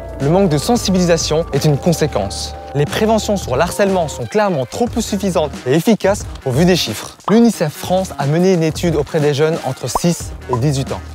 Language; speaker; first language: French; early bilingual, other home language; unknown